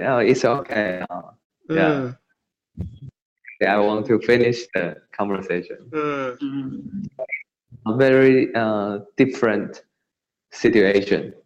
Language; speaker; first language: English; non-native, learner; Chinese